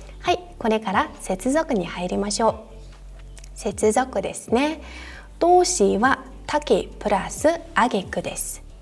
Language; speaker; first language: Japanese; non-native, fluent; Mongolian